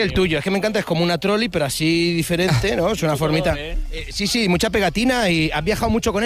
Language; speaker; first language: Spanish; native; Spanish